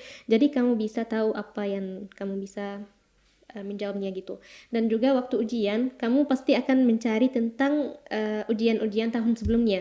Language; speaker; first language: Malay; non-native, fluent; Arabic